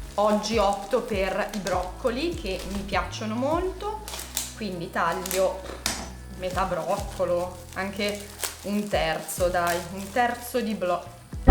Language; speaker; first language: Italian; native; Italian